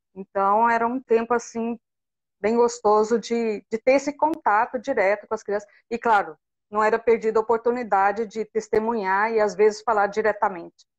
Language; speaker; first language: Portuguese; native; Portuguese